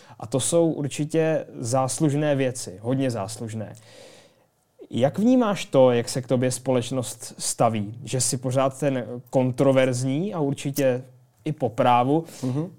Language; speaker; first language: Czech; native; Czech